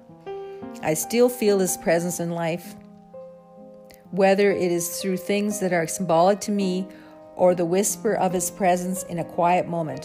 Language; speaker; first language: English; native; English